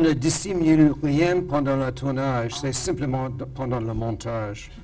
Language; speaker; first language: French; non-native, fluent; English